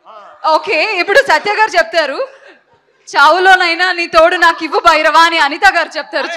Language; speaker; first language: Telugu; native; Telugu